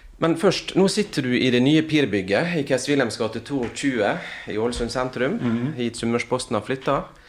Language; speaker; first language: Norwegian; native; Norwegian